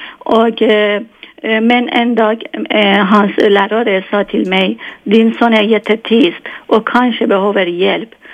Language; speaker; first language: Swedish; non-native, learner; Persian